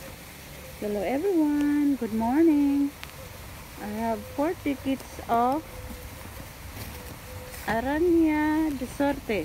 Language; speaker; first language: English; non-native, local second language; Filipino